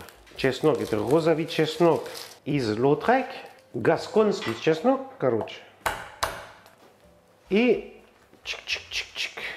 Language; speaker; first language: Russian; non-native, learner; French